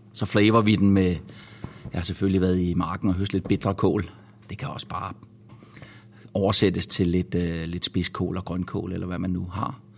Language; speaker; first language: Danish; native; Danish